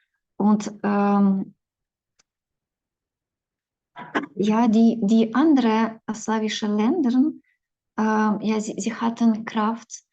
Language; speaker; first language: German; non-native, fluent; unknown